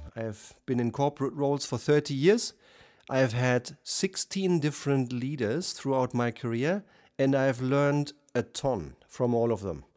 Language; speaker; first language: English; non-native, fluent; German